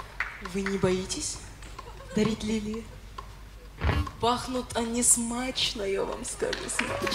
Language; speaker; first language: Russian; native; Russian